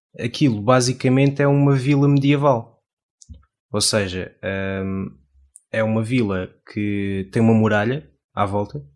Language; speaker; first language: Portuguese; native; Portuguese